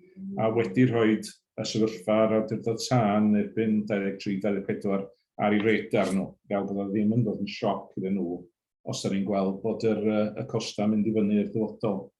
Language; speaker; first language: Welsh; native; Welsh